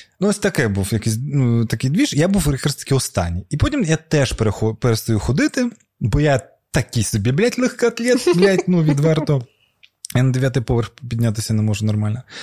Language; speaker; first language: Ukrainian; non-native, local second language; Russian